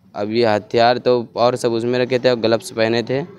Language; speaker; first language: Hindi; native; Hindi